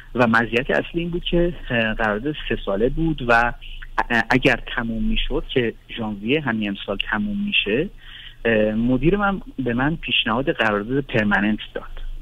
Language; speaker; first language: Persian; native; Persian